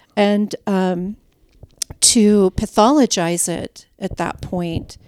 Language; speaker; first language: English; native; English